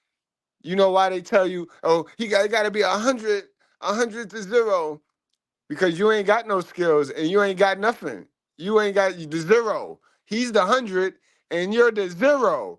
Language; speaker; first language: English; native; English